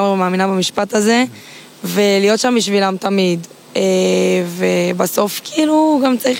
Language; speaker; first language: Hebrew; native; Hebrew